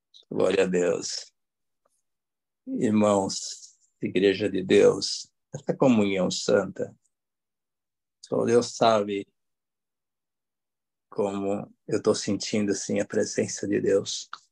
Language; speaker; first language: Portuguese; native; Portuguese